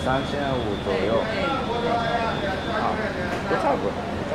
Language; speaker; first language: Chinese; non-native, fluent; English